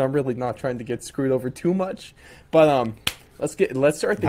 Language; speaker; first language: English; native; English